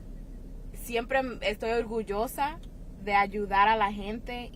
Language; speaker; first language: Spanish; early bilingual, heritage; Spanish